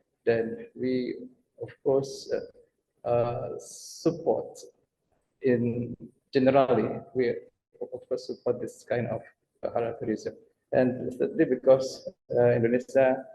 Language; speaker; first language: English; non-native, fluent; Banjar